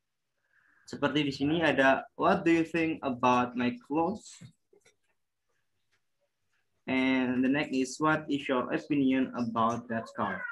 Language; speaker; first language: English; non-native, learner; Indonesian